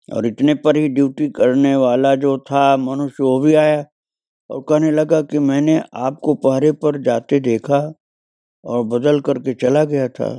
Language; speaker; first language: Hindi; native; Hindi